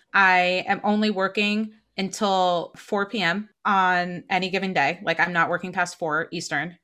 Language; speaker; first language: English; native; English